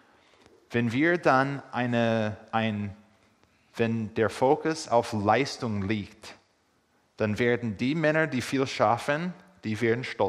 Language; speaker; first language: German; non-native, fluent; English